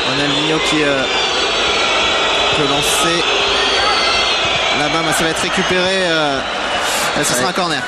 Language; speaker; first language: French; native; French